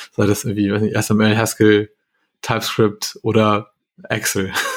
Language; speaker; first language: German; native; German